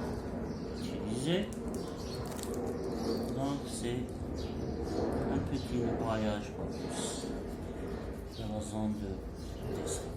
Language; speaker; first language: French; non-native, local second language; Arabic